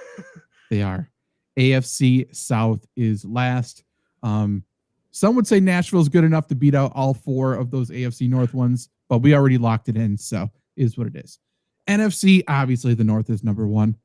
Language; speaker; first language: English; native; English